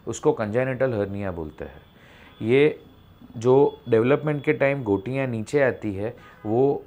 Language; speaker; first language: Hindi; non-native, local second language; Gujarati